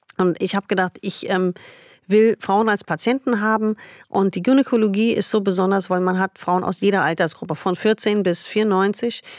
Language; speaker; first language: German; non-native, fluent; English